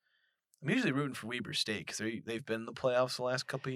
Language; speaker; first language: English; native; English